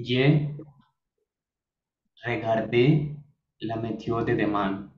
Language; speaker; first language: French; non-native, learner; Spanish